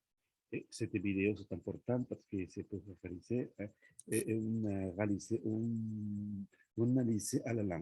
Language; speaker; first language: French; non-native, learner; Spanish